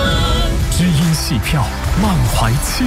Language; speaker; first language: Chinese; native; Chinese